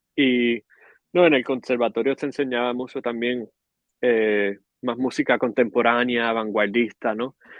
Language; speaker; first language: Spanish; native; Spanish